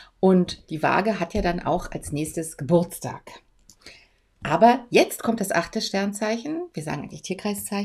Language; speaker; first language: German; native; German